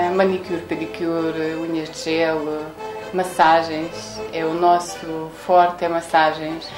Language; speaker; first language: Portuguese; non-native, fluent; Ukrainian